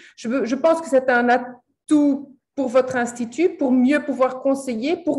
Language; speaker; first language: French; native; French